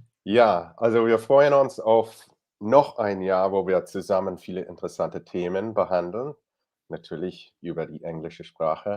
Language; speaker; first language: German; non-native, fluent; English